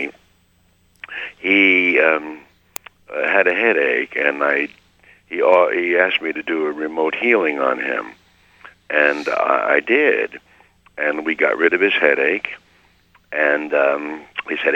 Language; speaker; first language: English; native; English